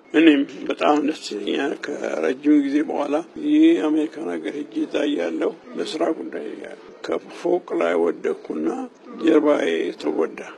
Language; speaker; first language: Amharic; non-native, local second language; Oromo